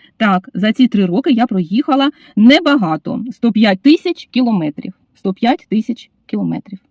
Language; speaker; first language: Ukrainian; native; Ukrainian